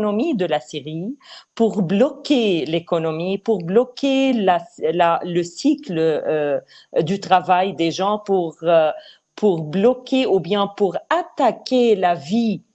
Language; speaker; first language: French; non-native, fluent; Arabic